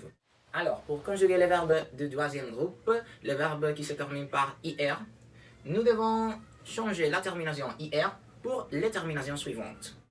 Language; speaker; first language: French; non-native, learner; Spanish